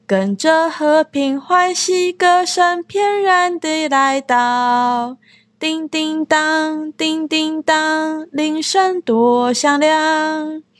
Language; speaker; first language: Japanese; non-native, fluent; Chinese